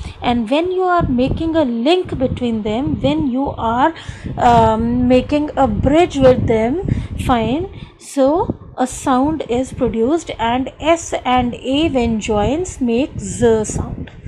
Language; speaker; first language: English; non-native, local second language; Hindi